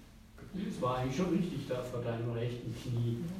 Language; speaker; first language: German; native; German